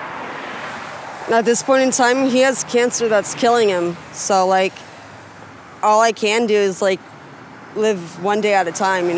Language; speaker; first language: English; native; English